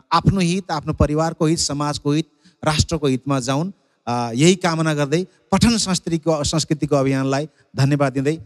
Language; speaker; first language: Nepali; native; Nepali